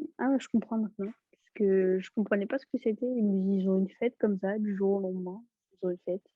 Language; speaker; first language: French; early bilingual, other home language; Portuguese